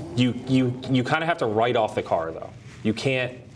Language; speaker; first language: English; native; English